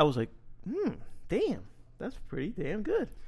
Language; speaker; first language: English; native; English